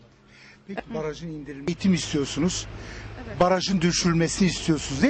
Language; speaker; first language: Turkish; native; Turkish